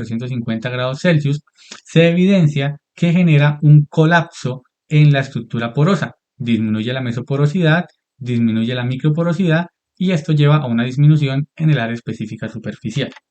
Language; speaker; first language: Spanish; native; Spanish